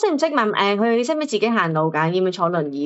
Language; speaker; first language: Cantonese; native; Cantonese